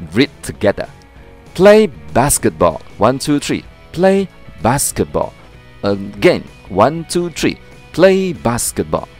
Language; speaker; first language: English; non-native, local second language; Chinese